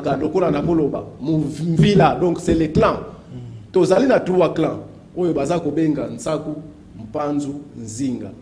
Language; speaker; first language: Lingala; non-native, local second language; Kongo